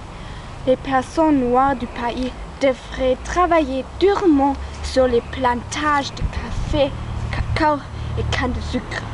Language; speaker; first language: French; non-native, learner; German